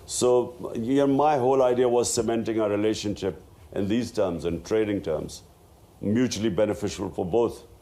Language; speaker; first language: English; non-native, local second language; Urdu